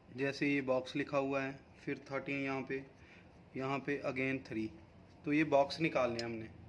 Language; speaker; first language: Hindi; non-native, local second language; Punjabi